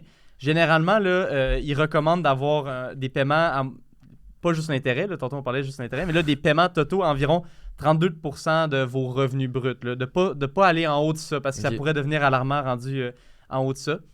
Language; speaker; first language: French; native; French